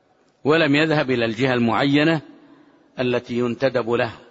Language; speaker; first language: Arabic; native; Arabic